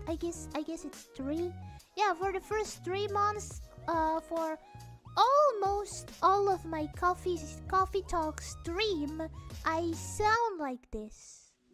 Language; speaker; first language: English; non-native, fluent; Indonesian